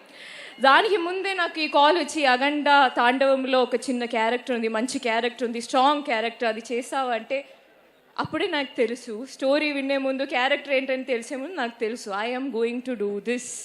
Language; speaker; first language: Telugu; non-native, learner; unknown